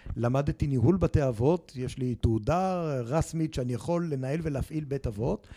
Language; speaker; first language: Hebrew; native; Hebrew